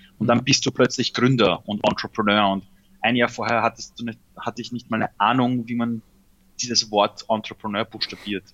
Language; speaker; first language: German; early bilingual, other home language; Persian